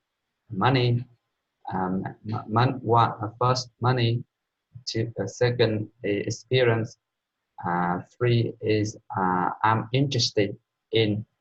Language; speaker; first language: English; non-native, learner; Vietnamese